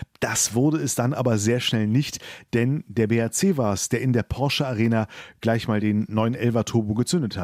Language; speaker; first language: German; native; German